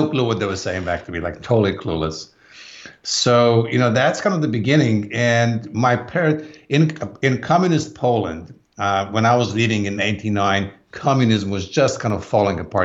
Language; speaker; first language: English; non-native, fluent; Polish